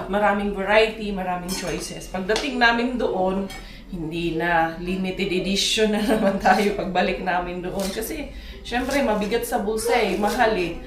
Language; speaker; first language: Filipino; non-native, local second language; Cebuano